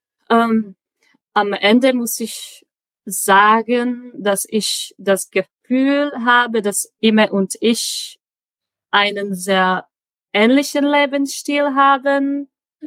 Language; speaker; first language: German; non-native, learner; Czech